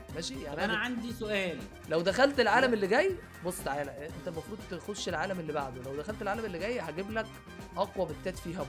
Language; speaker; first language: Arabic; native; Arabic